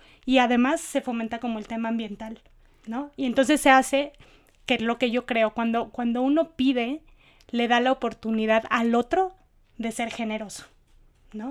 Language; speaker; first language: Spanish; native; Spanish